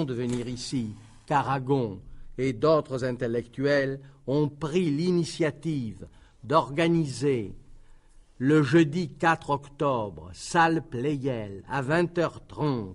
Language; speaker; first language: French; native; French